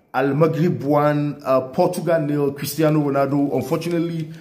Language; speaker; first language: English; non-native, local second language; Hausa